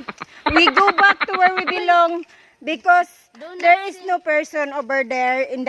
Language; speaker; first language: English; non-native, learner; Cebuano